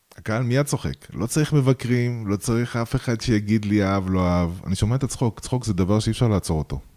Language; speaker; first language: Hebrew; early bilingual, other home language; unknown